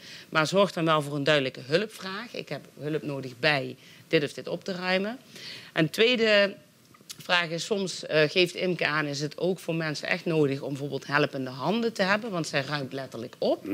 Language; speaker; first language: Dutch; native; Dutch